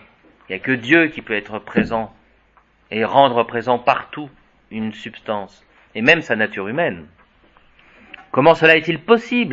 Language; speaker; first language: French; native; French